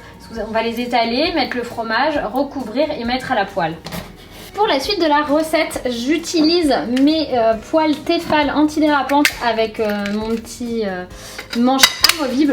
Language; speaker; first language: French; native; French